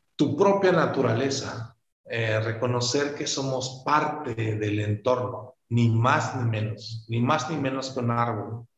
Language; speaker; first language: Spanish; native; Spanish